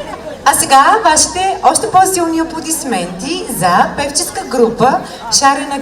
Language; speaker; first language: Bulgarian; native; Bulgarian